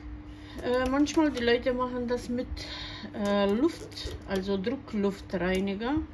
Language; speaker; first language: German; non-native, fluent; Croatian